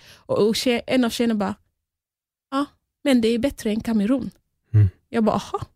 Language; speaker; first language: Swedish; early bilingual, other home language; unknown